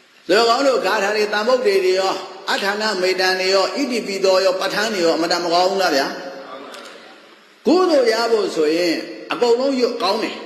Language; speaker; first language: Burmese; native; Burmese